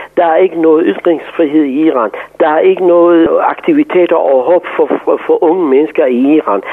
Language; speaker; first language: Danish; non-native, fluent; Persian